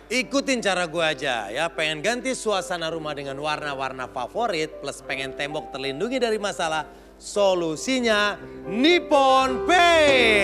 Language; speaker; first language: Indonesian; native; Indonesian